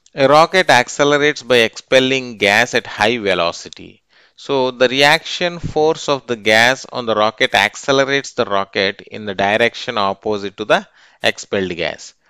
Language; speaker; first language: English; non-native, local second language; Telugu